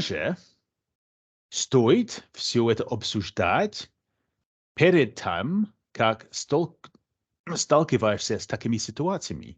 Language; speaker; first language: Russian; non-native, fluent; English